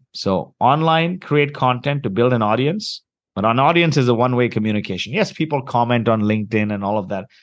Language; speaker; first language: English; early bilingual, heritage; Arabic